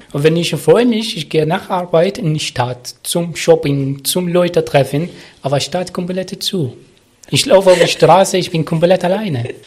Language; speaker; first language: German; non-native, learner; Arabic